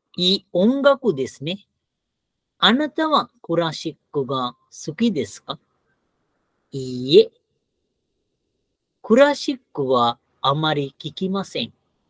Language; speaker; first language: Japanese; non-native, fluent; Sinhala